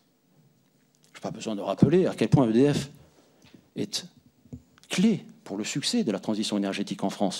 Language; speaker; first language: French; native; French